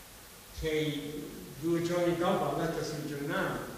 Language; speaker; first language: Italian; non-native, fluent; English